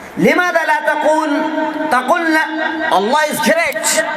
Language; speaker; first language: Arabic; non-native, fluent; Urdu